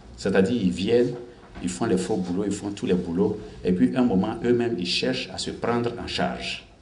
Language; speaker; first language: French; non-native, local second language; Baoulé